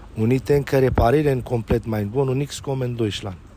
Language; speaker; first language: German; non-native, learner; Romanian